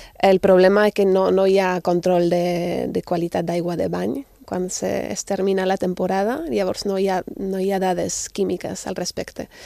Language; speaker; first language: Catalan; non-native, fluent; German